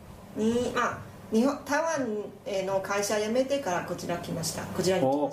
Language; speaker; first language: Japanese; non-native, fluent; Chinese